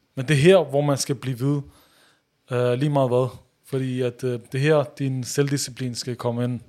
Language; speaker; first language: Danish; early bilingual, other home language; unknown